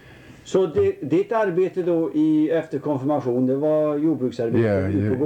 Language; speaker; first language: Swedish; native; Swedish